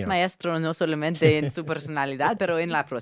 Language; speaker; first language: Spanish; non-native, learner; English